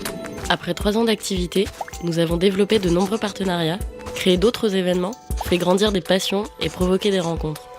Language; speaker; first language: French; native; French